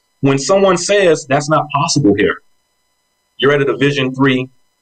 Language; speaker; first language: English; native; English